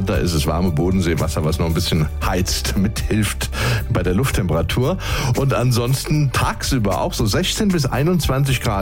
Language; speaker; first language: German; native; German